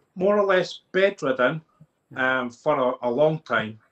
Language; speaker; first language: English; native; English